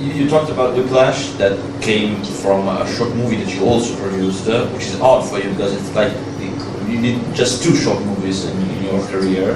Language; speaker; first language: English; non-native, fluent; Italian